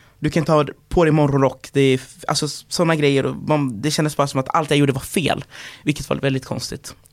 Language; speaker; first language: Swedish; early bilingual, other home language; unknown